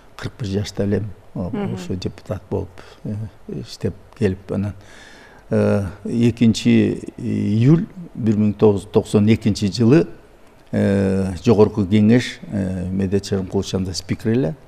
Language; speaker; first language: Kyrgyz; native; Kyrgyz